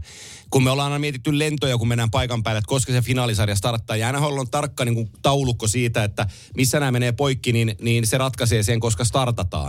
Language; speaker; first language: Finnish; native; Finnish